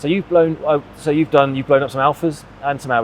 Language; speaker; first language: English; native; English